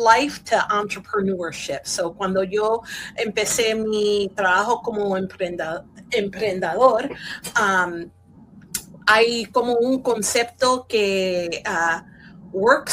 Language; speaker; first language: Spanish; early bilingual, heritage; Spanish